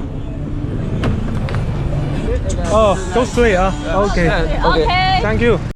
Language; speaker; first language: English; non-native, learner; Chinese